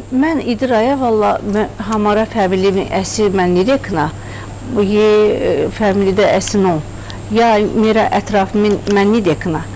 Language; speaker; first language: Hindi; non-native, learner; Turkish